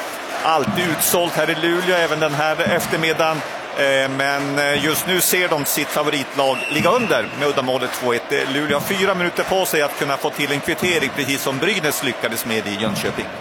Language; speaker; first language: Swedish; native; Swedish